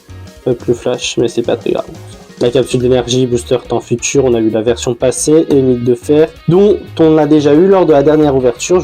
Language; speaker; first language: French; native; French